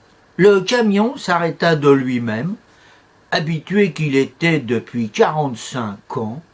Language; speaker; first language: French; native; French